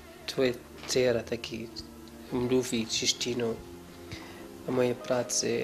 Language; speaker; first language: Czech; non-native, learner; Arabic